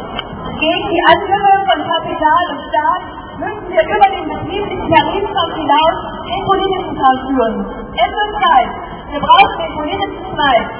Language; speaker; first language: German; native; German